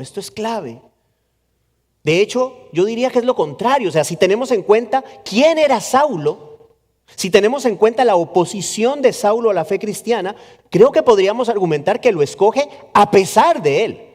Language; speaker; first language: Spanish; native; Spanish